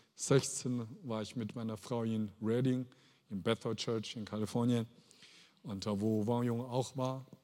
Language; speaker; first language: German; non-native, fluent; Chinese